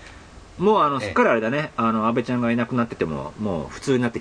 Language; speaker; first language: Japanese; native; Japanese